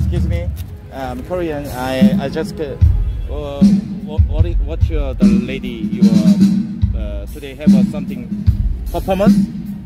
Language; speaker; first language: English; non-native, learner; Korean